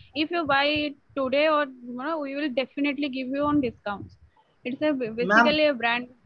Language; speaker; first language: English; non-native, local second language; Odia